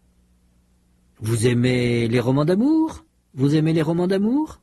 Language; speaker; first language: French; native; French